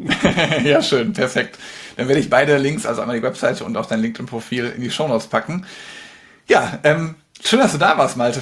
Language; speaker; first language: German; native; German